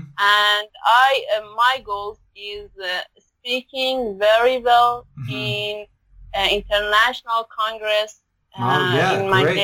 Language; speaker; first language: English; non-native, learner; Persian